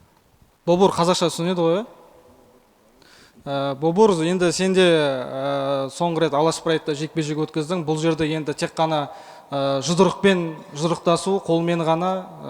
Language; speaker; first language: Kazakh; native; Kazakh